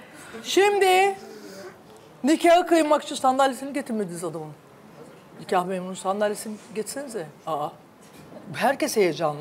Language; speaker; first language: Turkish; native; Turkish